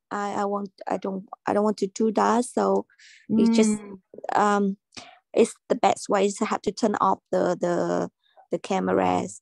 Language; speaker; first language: English; non-native, learner; Vietnamese